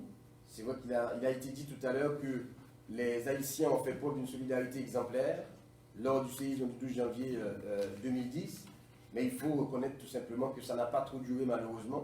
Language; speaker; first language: French; non-native, local second language; Haitian Creole